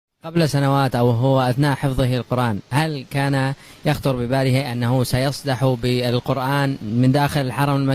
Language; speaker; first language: Arabic; native; Arabic